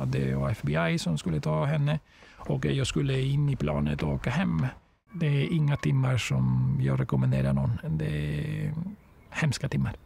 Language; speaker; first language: Swedish; non-native, fluent; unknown